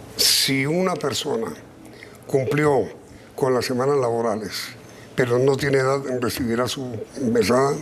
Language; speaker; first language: Spanish; native; Spanish